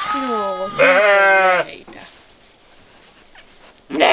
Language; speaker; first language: Finnish; native; Finnish